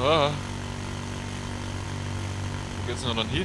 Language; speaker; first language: German; native; German